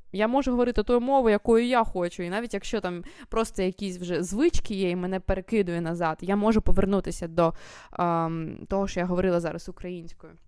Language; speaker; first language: Ukrainian; native; Ukrainian